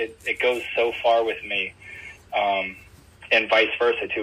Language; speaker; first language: English; native; English